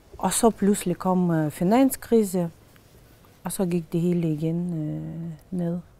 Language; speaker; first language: Danish; non-native, fluent; Lithuanian